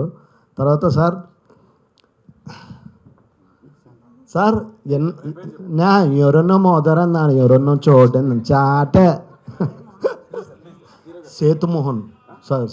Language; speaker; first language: Telugu; native; Telugu